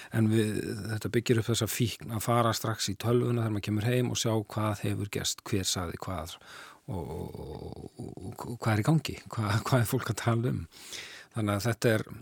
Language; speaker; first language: Icelandic; native; Icelandic